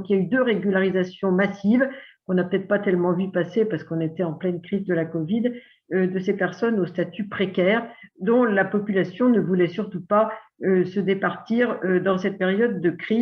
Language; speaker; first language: French; native; French